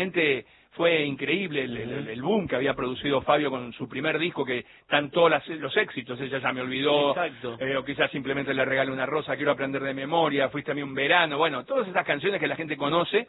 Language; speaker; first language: Spanish; native; Spanish